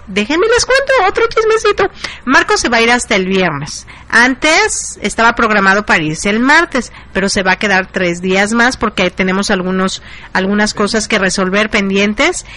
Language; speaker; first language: Spanish; native; Spanish